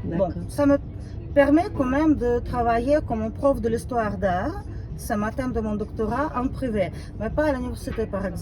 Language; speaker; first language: French; non-native, fluent; Russian